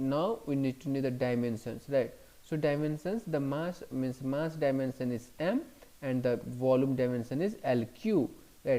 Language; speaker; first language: English; non-native, local second language; Hindi